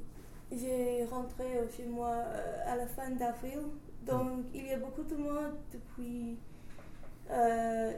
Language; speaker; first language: French; non-native, learner; English